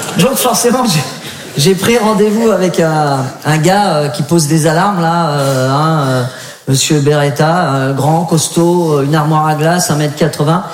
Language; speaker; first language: French; native; French